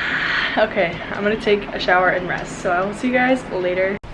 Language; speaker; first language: English; native; English